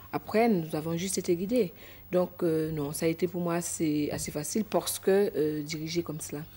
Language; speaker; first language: French; native; French